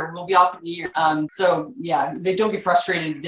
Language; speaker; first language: English; native; English